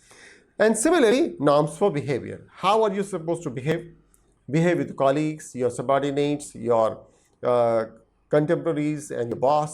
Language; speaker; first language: English; non-native, local second language; Hindi